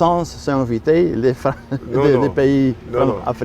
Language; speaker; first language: French; non-native, fluent; Dutch